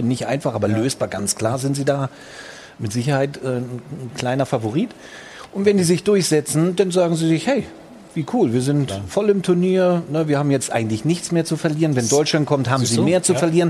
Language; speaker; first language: German; native; German